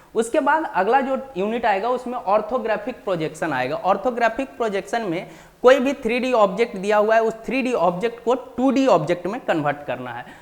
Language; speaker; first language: Hindi; native; Hindi